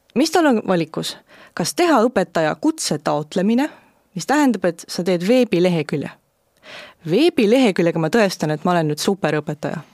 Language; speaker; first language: Estonian; native; Estonian